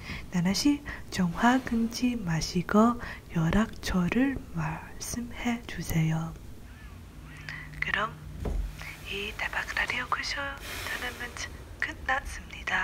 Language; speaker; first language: Korean; non-native, learner; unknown